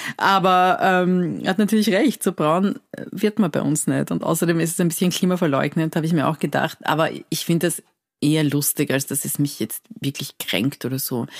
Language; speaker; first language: German; early bilingual, other home language; Persian